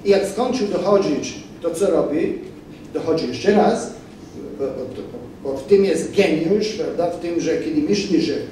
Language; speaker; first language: Polish; non-native, fluent; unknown